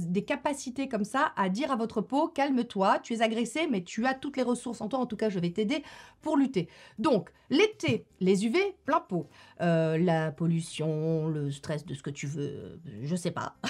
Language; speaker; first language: French; native; French